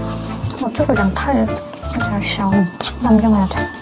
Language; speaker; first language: Chinese; non-native, learner; Korean